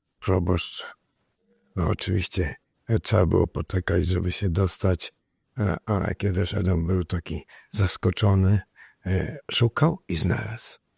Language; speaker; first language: Polish; non-native, local second language; Rusyn